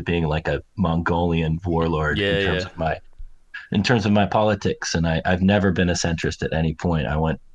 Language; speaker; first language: English; native; English